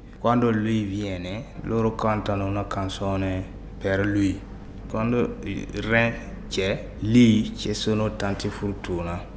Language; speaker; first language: Italian; non-native, learner; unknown